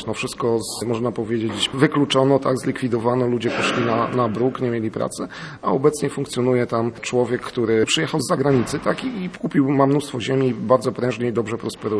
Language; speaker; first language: Polish; native; Polish